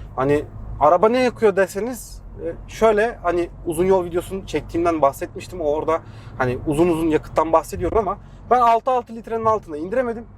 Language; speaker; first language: Turkish; native; Turkish